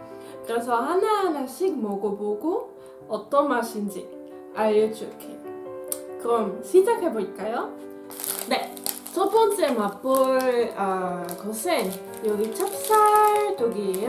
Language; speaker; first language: Korean; non-native, learner; Dutch